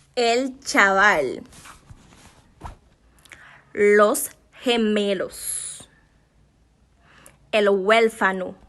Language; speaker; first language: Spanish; non-native, learner; Haitian Creole